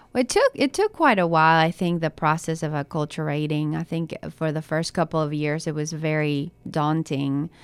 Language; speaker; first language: English; early bilingual, other home language; Spanish